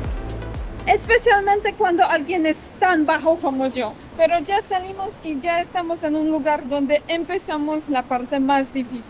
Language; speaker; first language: Spanish; non-native, fluent; Polish